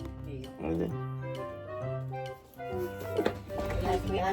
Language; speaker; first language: Japanese; non-native, fluent; Filipino